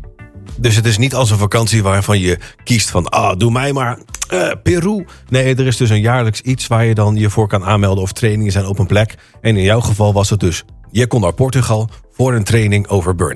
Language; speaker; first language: Dutch; native; Dutch